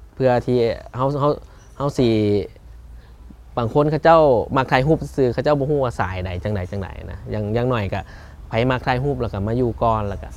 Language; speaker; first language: Lao; early bilingual, heritage; Lao